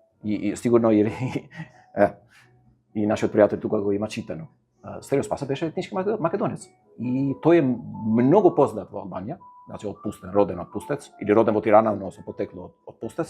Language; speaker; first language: Macedonian; non-native, fluent; Albanian